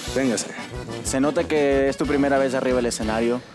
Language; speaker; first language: Spanish; native; Spanish